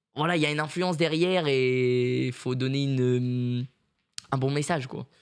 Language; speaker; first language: French; native; French